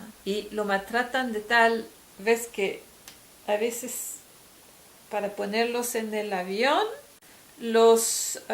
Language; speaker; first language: Spanish; non-native, fluent; French